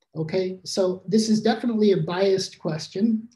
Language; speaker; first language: English; native; English